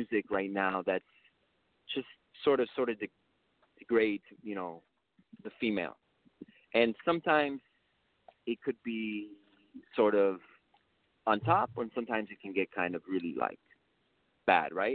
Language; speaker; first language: English; early bilingual, other home language; Spanish